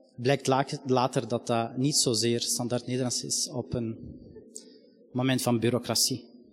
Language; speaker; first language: Dutch; non-native, fluent; Arabic